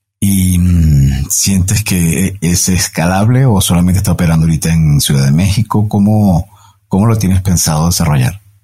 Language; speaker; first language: Spanish; native; Spanish